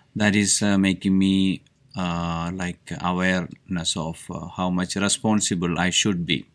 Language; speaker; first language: English; non-native, local second language; Malayalam